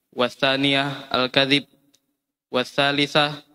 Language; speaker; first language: Arabic; non-native, learner; Indonesian